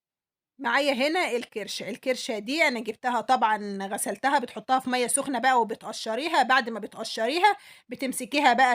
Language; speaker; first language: Arabic; native; Arabic